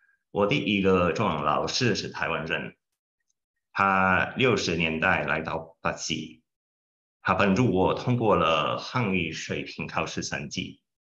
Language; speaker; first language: Chinese; non-native, fluent; Portuguese